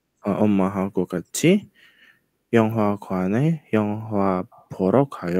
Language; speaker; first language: Korean; non-native, learner; Indonesian